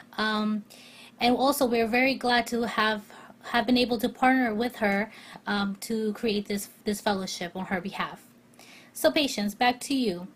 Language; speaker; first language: English; native; English